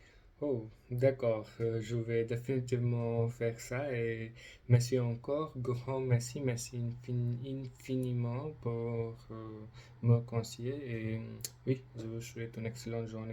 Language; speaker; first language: French; non-native, learner; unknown